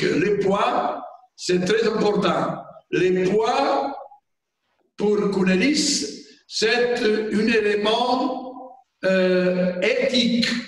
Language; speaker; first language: French; non-native, fluent; Italian